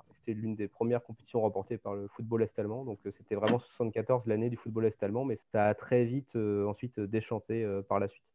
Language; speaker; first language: French; native; French